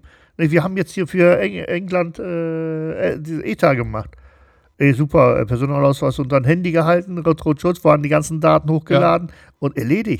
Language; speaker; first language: German; native; German